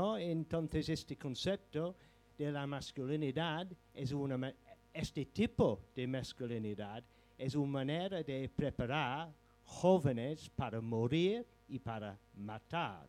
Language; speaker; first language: Spanish; non-native, fluent; English